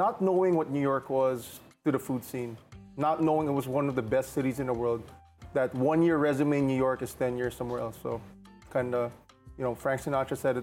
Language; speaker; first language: English; non-native, local second language; Filipino